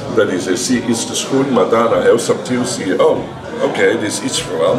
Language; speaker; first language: Dutch; non-native, learner; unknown